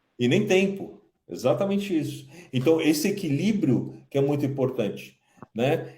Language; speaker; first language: Portuguese; early bilingual, other home language; Kabuverdianu